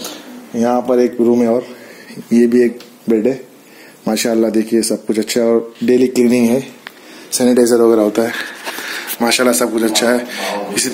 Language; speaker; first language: Hindi; native; Hindi